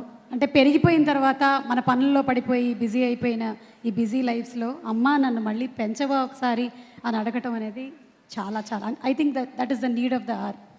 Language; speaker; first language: Telugu; native; Telugu